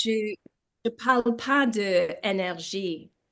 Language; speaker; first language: French; non-native, learner; English